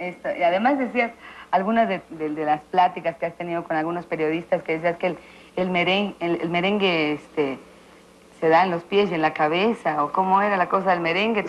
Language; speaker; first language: Spanish; native; Spanish